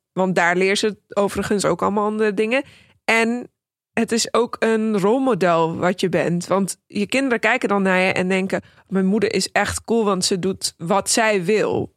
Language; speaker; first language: Dutch; early bilingual, other home language; Persian